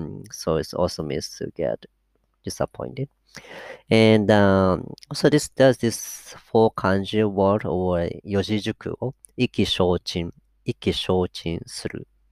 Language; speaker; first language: English; non-native, fluent; Japanese